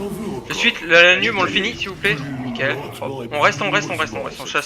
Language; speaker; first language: French; native; French